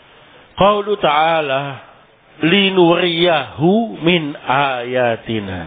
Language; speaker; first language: Arabic; non-native, fluent; Indonesian